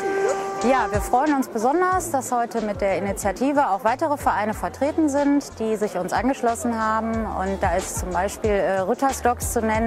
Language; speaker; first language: German; native; German